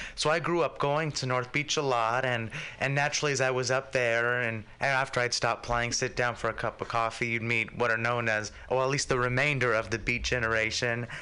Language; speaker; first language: English; native; English